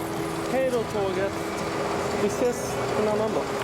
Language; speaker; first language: Swedish; native; Swedish